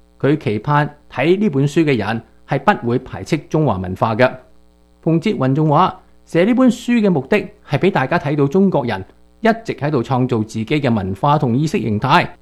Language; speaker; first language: Chinese; non-native, local second language; Cantonese